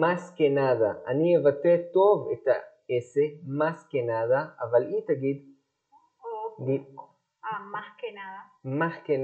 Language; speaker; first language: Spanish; non-native, fluent; Hebrew